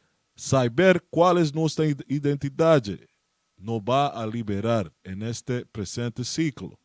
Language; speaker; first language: Portuguese; non-native, learner; Spanish